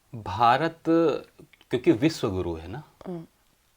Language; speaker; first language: Hindi; native; Hindi